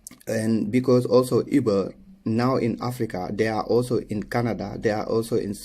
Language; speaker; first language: English; non-native, learner; Wolof